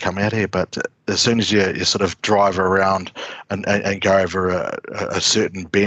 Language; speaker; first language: English; native; English